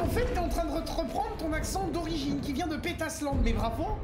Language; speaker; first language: French; native; French